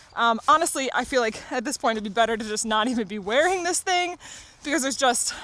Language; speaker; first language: English; native; English